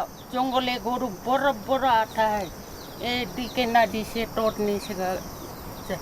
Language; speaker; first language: Hindi; non-native, local second language; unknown